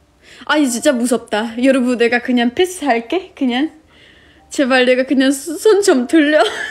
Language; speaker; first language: Korean; non-native, fluent; Russian